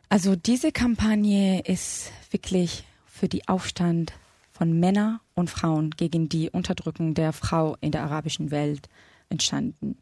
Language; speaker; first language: German; non-native, fluent; Arabic